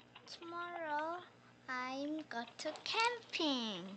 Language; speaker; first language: English; non-native, learner; Korean